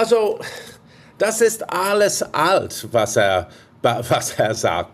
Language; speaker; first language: German; non-native, fluent; English